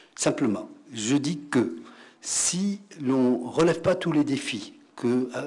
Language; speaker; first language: French; non-native, local second language; Arabic